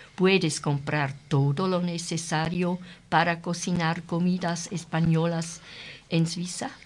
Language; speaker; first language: Spanish; non-native, learner; German